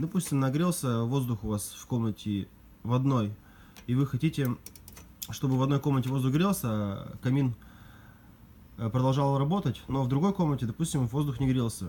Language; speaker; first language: Russian; native; Russian